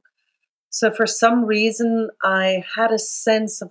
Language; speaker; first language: English; native; English